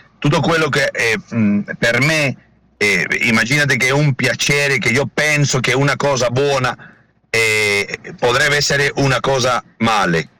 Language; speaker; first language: Italian; non-native, learner; Spanish